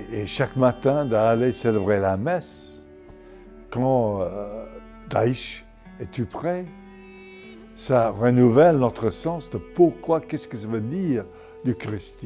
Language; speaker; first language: French; non-native, fluent; English